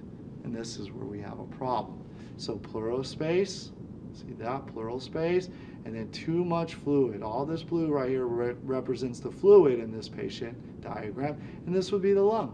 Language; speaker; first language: English; native; English